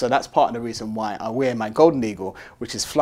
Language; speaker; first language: English; native; English